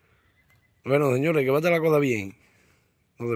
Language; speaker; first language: Spanish; native; Spanish